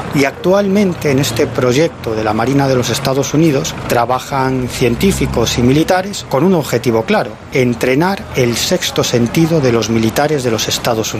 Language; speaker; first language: Spanish; native; Spanish